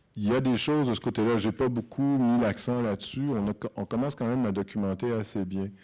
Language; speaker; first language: French; native; French